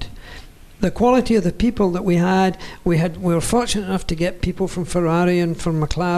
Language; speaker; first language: English; native; English